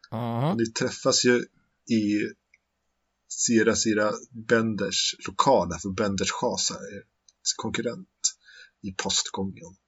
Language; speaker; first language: Swedish; native; Swedish